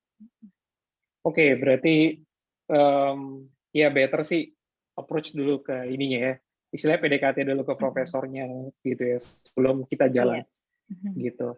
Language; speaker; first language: Indonesian; native; Indonesian